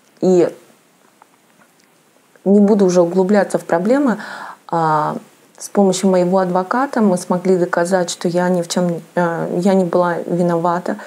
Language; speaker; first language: Russian; native; Russian